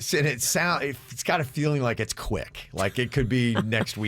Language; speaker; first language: English; native; English